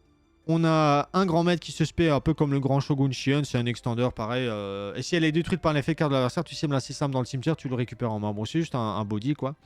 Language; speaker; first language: French; native; French